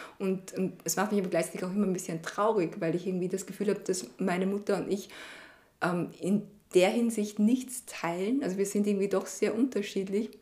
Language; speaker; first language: German; early bilingual, other home language; Chinese